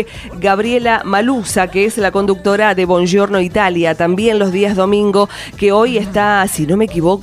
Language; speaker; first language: Spanish; native; Spanish